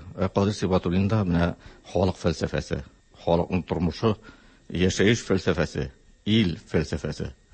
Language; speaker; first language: Tatar; native; Tatar